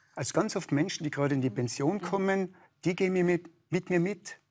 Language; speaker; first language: German; native; German